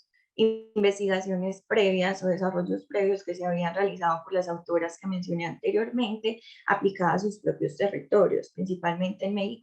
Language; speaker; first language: Spanish; native; Spanish